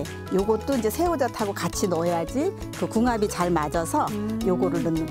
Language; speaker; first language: Korean; native; Korean